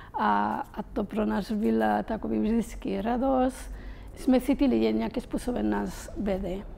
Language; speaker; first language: Czech; non-native, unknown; Spanish